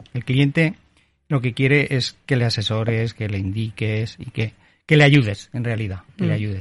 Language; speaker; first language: Spanish; native; Spanish